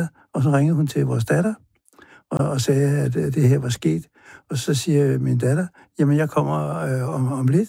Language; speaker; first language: Danish; native; Danish